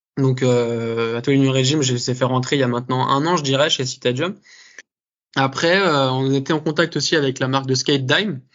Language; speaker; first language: French; native; French